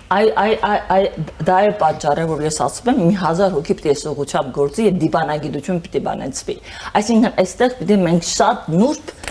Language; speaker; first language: Armenian; early bilingual, heritage; Armenian